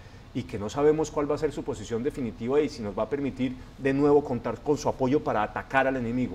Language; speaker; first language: Spanish; native; Spanish